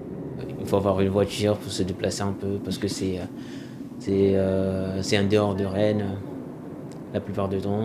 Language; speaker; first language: French; non-native, local second language; Comorian